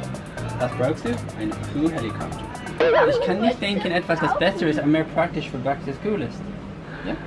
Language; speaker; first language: German; non-native, learner; English